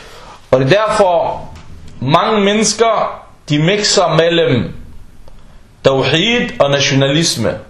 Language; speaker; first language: Danish; non-native, fluent; Arabic